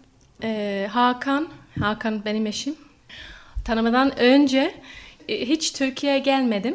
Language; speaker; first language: Turkish; non-native, learner; English